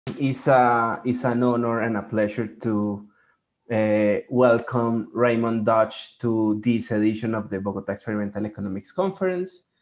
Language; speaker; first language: English; non-native, fluent; Spanish